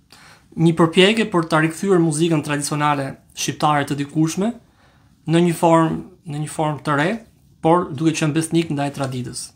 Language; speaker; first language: Albanian; native; Albanian